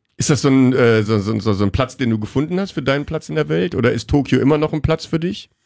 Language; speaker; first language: German; native; German